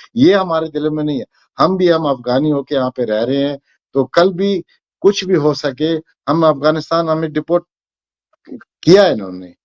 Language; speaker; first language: Hindi; non-native, fluent; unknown